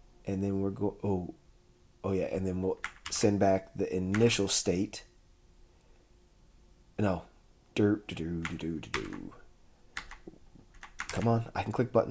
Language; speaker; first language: English; native; English